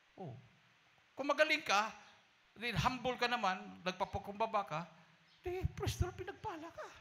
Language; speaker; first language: Filipino; non-native, local second language; Cebuano